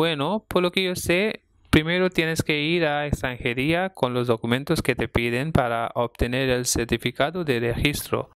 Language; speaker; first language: Spanish; non-native, fluent; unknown